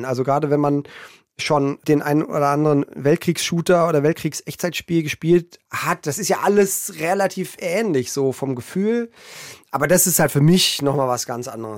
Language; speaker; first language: German; native; German